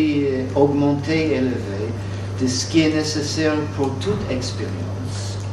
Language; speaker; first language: French; non-native, fluent; English